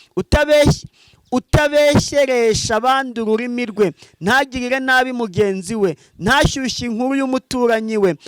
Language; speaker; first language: Kinyarwanda; native; Kinyarwanda